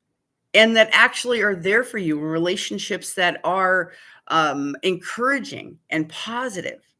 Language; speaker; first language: English; native; English